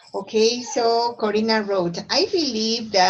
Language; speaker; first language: English; non-native, fluent; Spanish